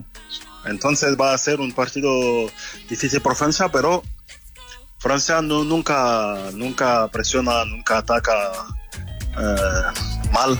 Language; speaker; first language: Spanish; non-native, fluent; French